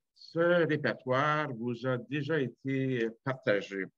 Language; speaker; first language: French; native; French